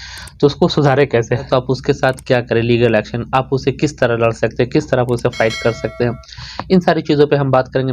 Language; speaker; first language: Hindi; native; Hindi